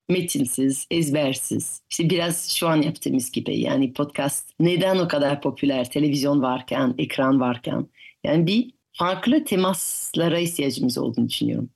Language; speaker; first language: Turkish; non-native, fluent; French